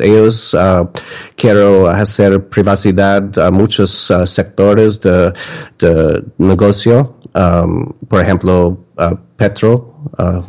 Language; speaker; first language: Spanish; non-native, learner; English